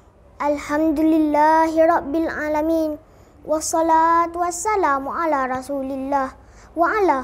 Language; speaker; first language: Arabic; non-native, learner; Malay